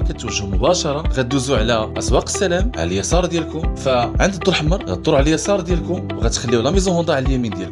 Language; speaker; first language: Arabic; native; Arabic